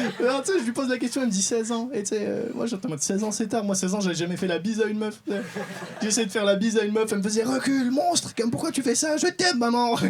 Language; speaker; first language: French; non-native, local second language; Arabic